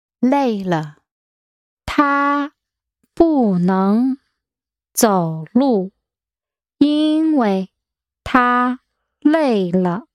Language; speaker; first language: Chinese; non-native, learner; English